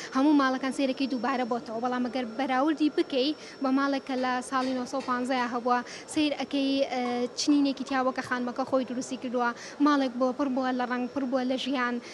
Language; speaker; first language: Central Kurdish; native; Central Kurdish